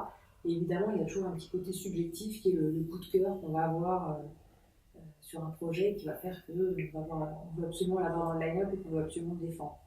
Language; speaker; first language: French; native; French